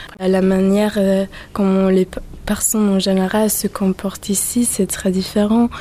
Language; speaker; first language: French; non-native, learner; German